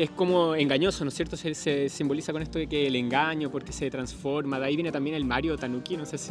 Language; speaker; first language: Spanish; native; Spanish